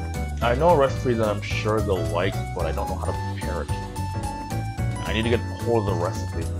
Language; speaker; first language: English; native; English